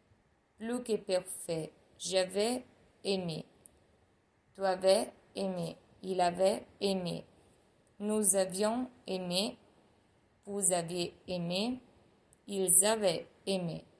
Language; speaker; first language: French; non-native, fluent; Italian